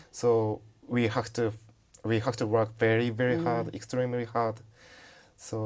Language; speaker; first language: English; non-native, learner; Japanese